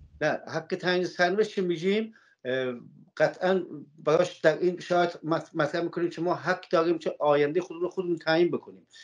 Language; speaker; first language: Persian; non-native, local second language; Azerbaijani